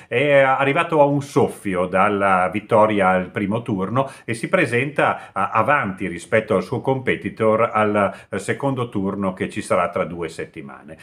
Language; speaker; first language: Italian; native; Italian